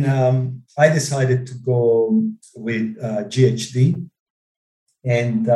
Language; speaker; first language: English; non-native, fluent; Italian